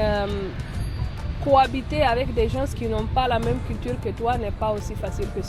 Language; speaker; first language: French; non-native, local second language; Mossi